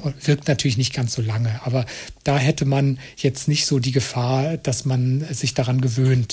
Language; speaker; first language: German; native; German